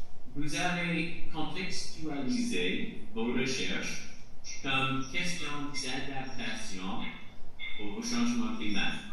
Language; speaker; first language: French; non-native, fluent; English